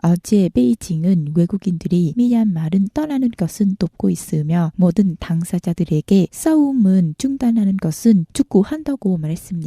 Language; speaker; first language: Korean; non-native, fluent; Vietnamese